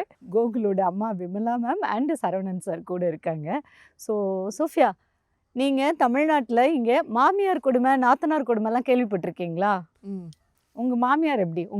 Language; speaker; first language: Tamil; native; Tamil